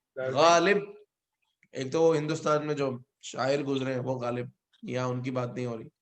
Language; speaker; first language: Urdu; native; Urdu